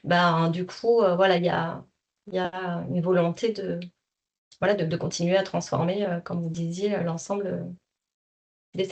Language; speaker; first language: French; native; French